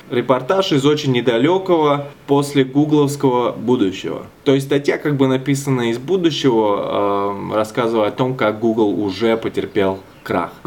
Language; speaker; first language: Russian; native; Russian